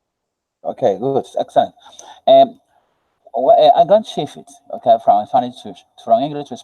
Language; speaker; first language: English; non-native, learner; Spanish